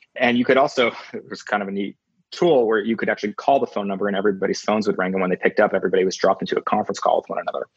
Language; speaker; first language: English; native; English